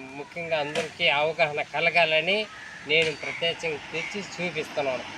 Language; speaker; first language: Telugu; native; Telugu